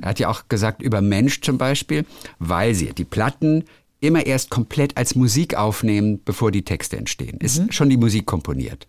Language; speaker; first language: German; native; German